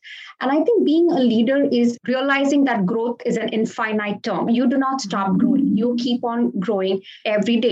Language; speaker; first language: English; non-native, local second language; Konkani